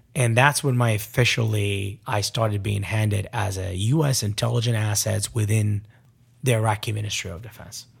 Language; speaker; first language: English; non-native, fluent; Arabic